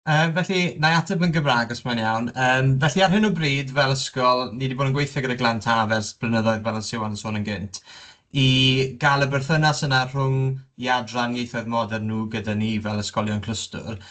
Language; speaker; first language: Welsh; native; Welsh